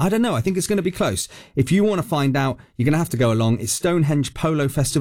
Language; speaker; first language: English; native; English